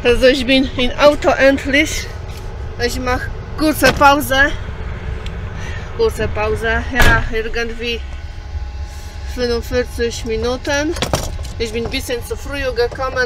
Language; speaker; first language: German; non-native, learner; Polish